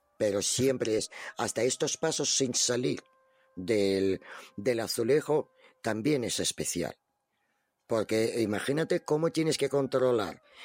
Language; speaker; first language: Spanish; non-native, fluent; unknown